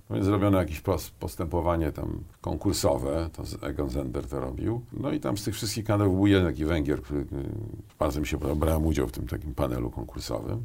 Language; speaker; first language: Polish; native; Polish